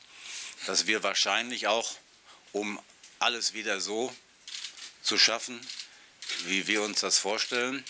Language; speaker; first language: German; native; German